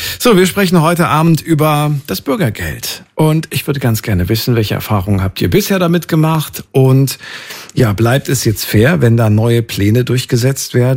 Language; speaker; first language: German; native; German